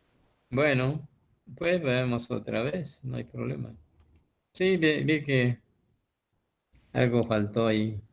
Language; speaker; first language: Spanish; native; Spanish